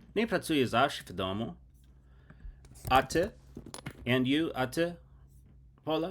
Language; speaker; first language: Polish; non-native, learner; English